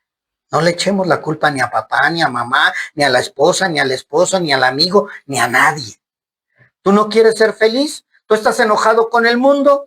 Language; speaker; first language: Spanish; native; Spanish